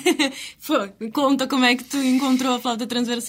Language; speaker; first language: Portuguese; native; Portuguese